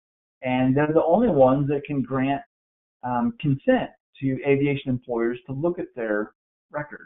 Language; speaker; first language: English; native; English